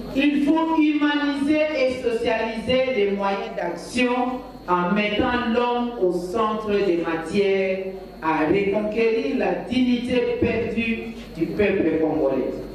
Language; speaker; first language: French; non-native, local second language; Lingala